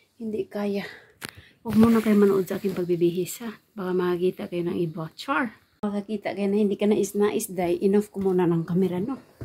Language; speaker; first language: Filipino; non-native, local second language; Cebuano